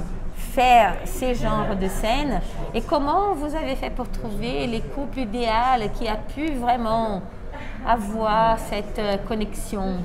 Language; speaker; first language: French; non-native, fluent; Portuguese